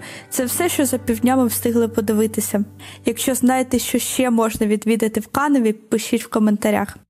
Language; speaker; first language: Ukrainian; native; Ukrainian